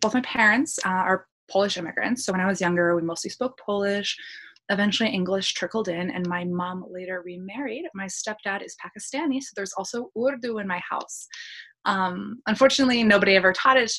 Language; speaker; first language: English; early bilingual, other home language; Polish